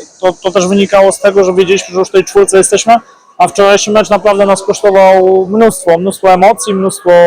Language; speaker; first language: Polish; native; Polish